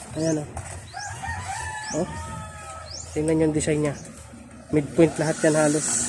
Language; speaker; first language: Filipino; native; Filipino